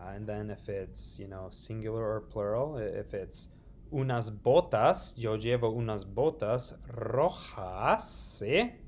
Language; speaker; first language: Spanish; non-native, fluent; English